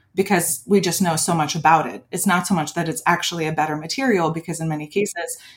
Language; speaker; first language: English; early bilingual, other home language; Lithuanian